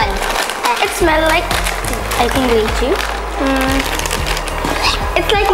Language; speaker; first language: English; non-native, local second language; Hindi